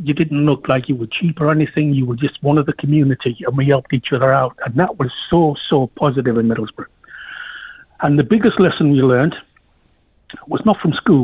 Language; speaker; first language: English; native; English